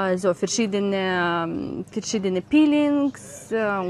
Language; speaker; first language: German; non-native, learner; Ukrainian